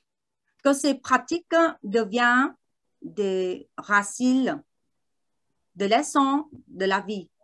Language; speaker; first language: French; non-native, learner; Vietnamese